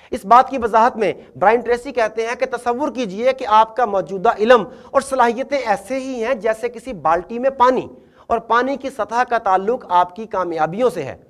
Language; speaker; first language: Urdu; native; Urdu